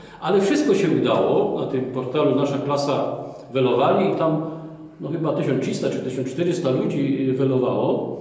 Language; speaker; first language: Polish; native; Polish